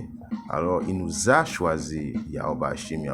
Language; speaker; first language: French; native; French